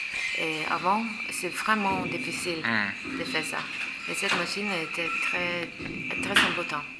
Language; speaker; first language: French; non-native, learner; Norwegian